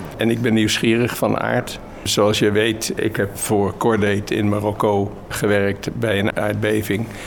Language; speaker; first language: Dutch; native; Dutch